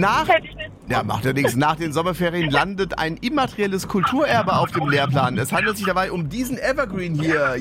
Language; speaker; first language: German; native; German